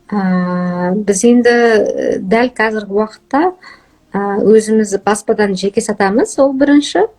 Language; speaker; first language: Kazakh; early bilingual, heritage; Kazakh